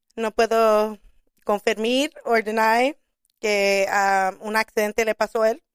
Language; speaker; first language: Spanish; early bilingual, other home language; English